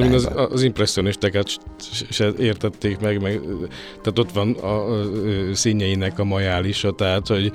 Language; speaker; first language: Hungarian; native; Hungarian